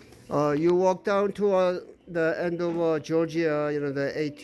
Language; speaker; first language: English; non-native, learner; Korean